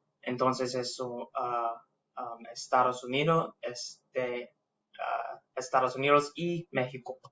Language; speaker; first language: Spanish; non-native, learner; English